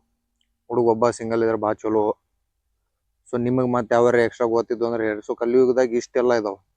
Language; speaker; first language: Kannada; native; Kannada